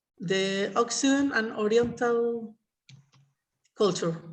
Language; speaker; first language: English; non-native, learner; Spanish